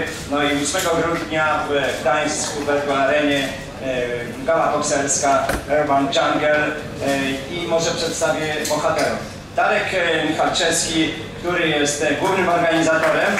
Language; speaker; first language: Polish; native; Polish